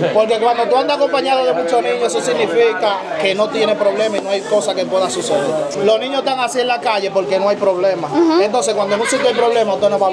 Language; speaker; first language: Spanish; native; Spanish